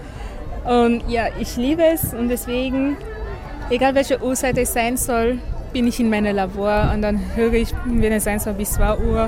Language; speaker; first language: German; non-native, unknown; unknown